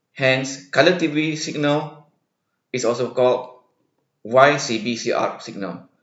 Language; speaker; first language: English; non-native, local second language; Malay